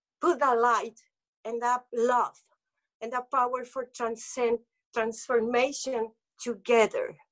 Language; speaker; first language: English; non-native, local second language; Spanish